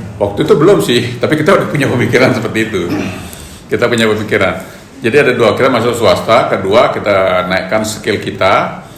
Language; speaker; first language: Indonesian; native; Indonesian